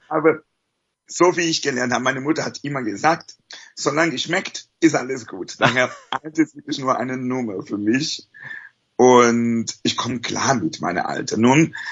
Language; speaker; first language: German; non-native, fluent; Portuguese